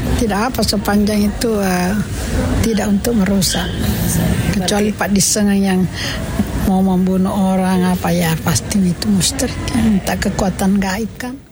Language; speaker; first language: Indonesian; non-native, local second language; Buginese